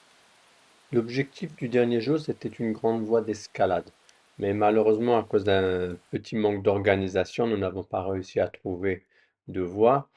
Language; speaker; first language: French; native; French